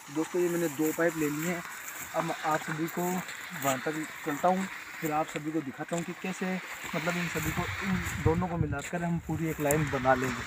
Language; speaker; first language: Hindi; non-native, local second language; Rajasthani